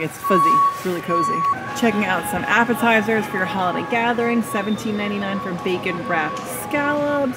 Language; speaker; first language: English; native; English